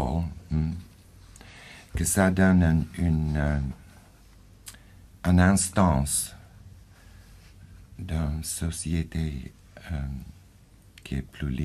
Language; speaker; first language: French; non-native, fluent; English